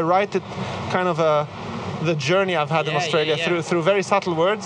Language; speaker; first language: English; non-native, fluent; Arabic